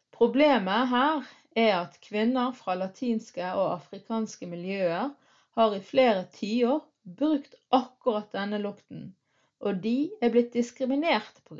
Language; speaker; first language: Norwegian; early bilingual, other home language; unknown